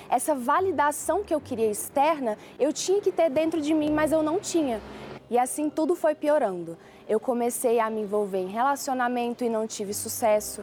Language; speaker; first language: Portuguese; early bilingual, other home language; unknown